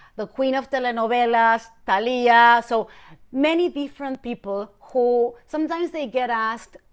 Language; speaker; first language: English; non-native, fluent; Spanish